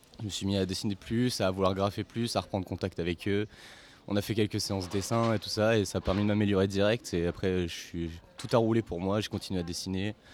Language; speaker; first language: French; native; French